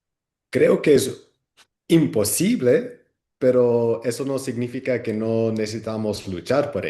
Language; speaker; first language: Spanish; non-native, fluent; Dutch